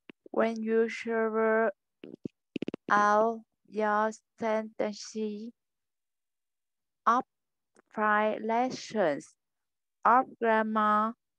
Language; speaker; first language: English; non-native, learner; Vietnamese